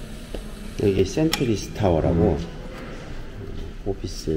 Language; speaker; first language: Russian; non-native, learner; Korean